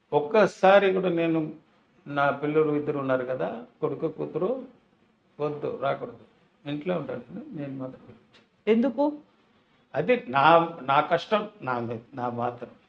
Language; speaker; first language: Telugu; non-native, learner; Tamil